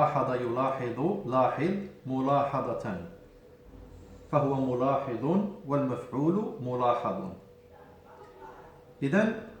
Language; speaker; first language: Arabic; non-native, fluent; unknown